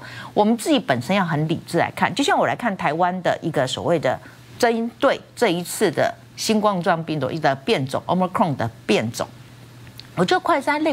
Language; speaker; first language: Chinese; native; Chinese